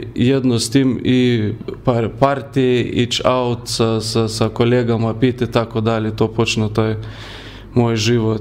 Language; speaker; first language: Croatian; non-native, learner; Lithuanian